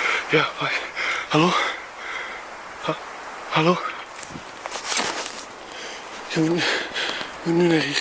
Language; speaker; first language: Dutch; native; Dutch